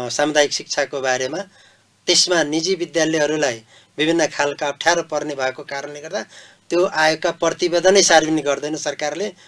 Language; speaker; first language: Nepali; non-native, local second language; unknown